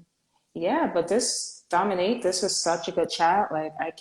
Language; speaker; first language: English; native; English